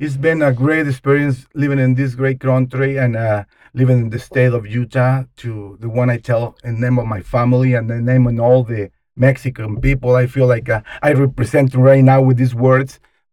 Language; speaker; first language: English; non-native, learner; Spanish